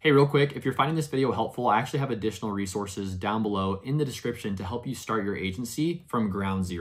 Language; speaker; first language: English; native; English